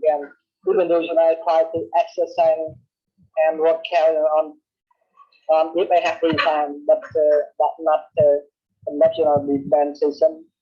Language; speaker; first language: English; non-native, learner; Vietnamese